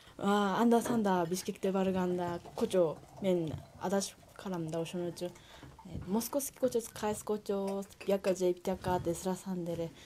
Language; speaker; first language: Kyrgyz; non-native, learner; Japanese